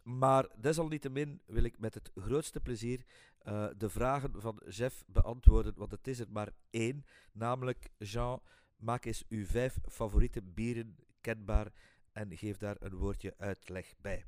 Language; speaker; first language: Dutch; native; Dutch